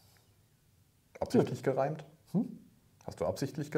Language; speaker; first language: German; native; German